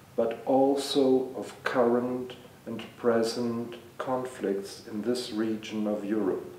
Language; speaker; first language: English; non-native, fluent; German